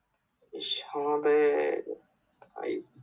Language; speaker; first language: German; non-native, learner; Bangla